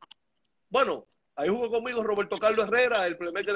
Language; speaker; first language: Spanish; native; Spanish